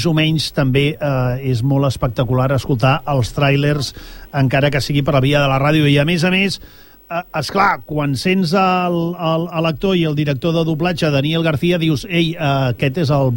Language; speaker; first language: Catalan; native; Catalan